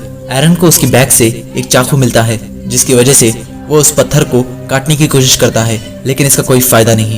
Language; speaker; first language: Hindi; native; Hindi